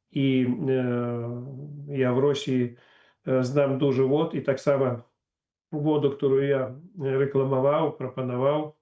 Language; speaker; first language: Polish; non-native, learner; Russian